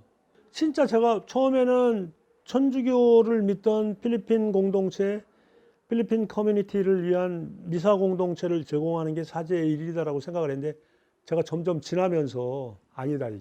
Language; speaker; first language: Korean; native; Korean